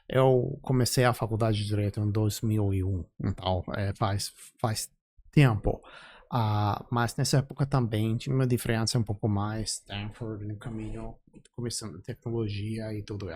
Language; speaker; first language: Portuguese; non-native, fluent; English